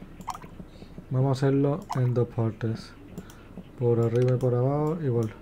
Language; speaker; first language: Spanish; native; Spanish